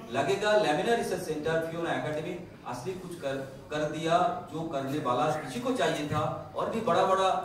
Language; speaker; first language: Hindi; non-native, local second language; Bangla